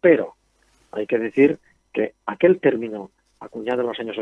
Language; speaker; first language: Spanish; native; Spanish